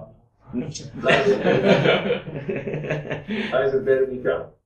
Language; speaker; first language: English; non-native, learner; Japanese